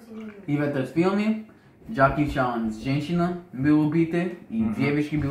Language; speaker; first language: Russian; non-native, learner; English